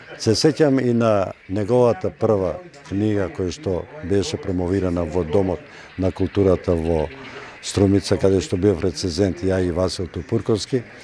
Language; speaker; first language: Macedonian; native; Macedonian